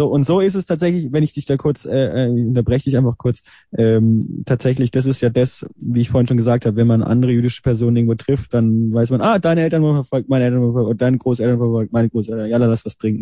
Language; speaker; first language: German; native; German